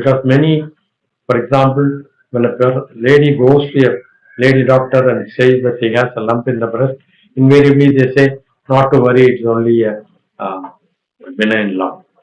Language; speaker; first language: English; non-native, local second language; Tamil